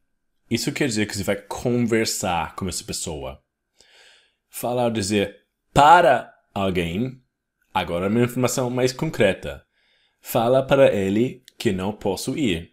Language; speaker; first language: Portuguese; non-native, fluent; English